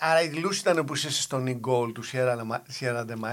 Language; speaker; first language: Greek; native; Greek